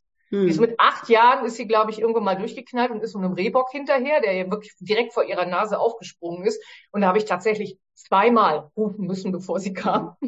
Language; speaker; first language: German; native; German